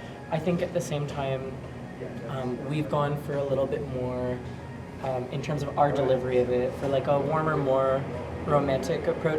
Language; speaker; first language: English; native; English